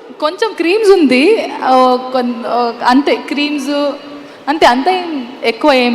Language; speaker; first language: Telugu; non-native, learner; Kannada